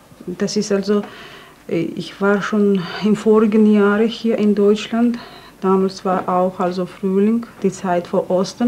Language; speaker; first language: German; non-native, fluent; Georgian